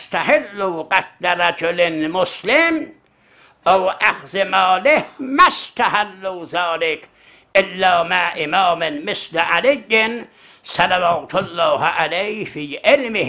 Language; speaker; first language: Arabic; non-native, fluent; Azerbaijani